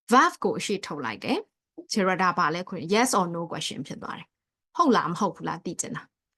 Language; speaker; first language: Burmese; native; Burmese